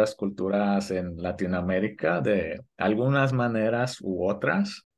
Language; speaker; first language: Spanish; early bilingual, heritage; Spanish